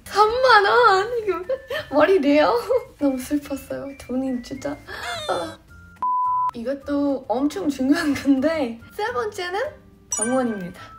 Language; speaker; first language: Korean; non-native, fluent; English